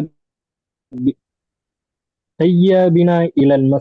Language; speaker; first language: Arabic; non-native, learner; Tamil